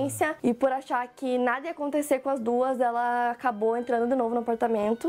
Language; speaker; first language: Portuguese; native; Portuguese